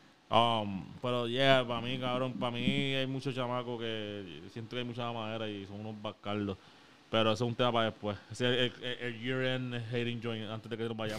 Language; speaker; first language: Spanish; early bilingual, heritage; Spanish